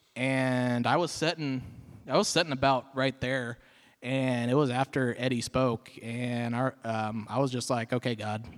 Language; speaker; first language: English; native; English